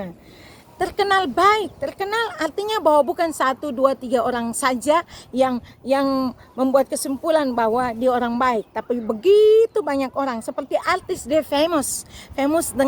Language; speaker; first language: Indonesian; native; Indonesian